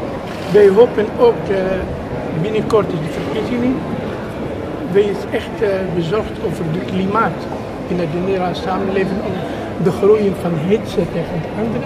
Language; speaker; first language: Dutch; non-native, learner; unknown